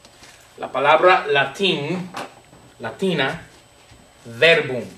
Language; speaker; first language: Spanish; non-native, fluent; English